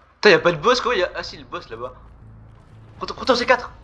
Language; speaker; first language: French; native; French